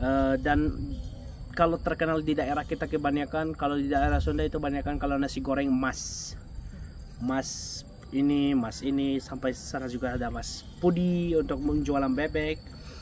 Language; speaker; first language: Indonesian; non-native, fluent; Arabic